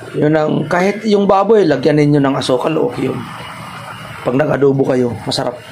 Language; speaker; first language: Filipino; non-native, local second language; Waray